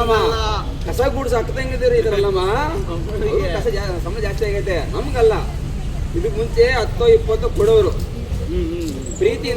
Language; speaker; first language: Kannada; native; Kannada